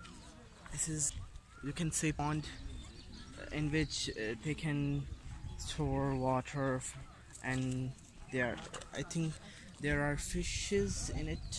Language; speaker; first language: English; non-native, local second language; Urdu